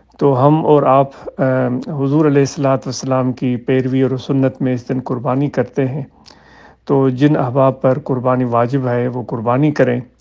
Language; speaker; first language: Urdu; non-native, local second language; Sindhi